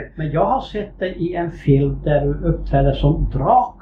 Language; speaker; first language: Swedish; native; Swedish